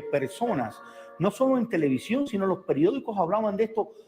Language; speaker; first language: Spanish; native; Spanish